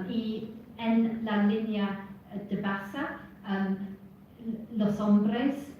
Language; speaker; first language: Spanish; non-native, fluent; English